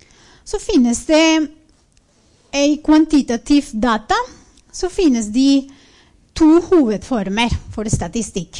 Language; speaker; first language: Norwegian; non-native, fluent; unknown